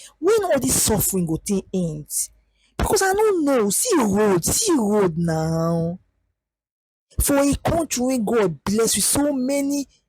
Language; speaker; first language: Nigerian Pidgin; native; Nigerian Pidgin